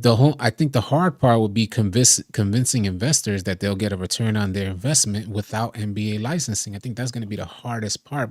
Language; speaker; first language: English; native; English